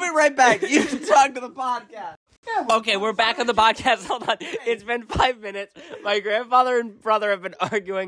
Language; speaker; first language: English; native; English